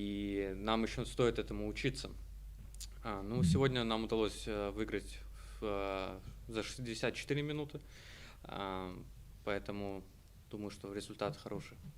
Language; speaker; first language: Russian; native; Russian